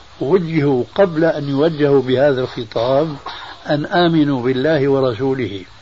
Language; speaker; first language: Arabic; early bilingual, other home language; Albanian